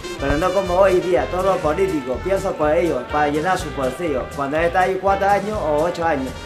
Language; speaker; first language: Spanish; non-native, learner; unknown